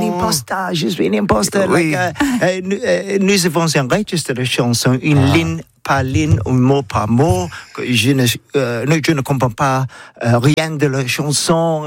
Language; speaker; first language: French; non-native, learner; English